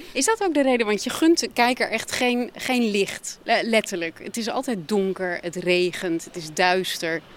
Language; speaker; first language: Dutch; native; Dutch